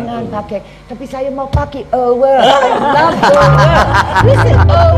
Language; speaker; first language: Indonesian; non-native, learner; English